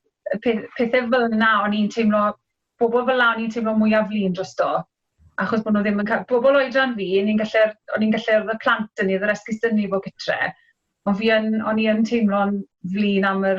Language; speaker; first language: Welsh; native; Welsh